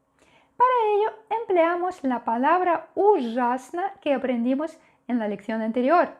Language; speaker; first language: Spanish; non-native, fluent; Russian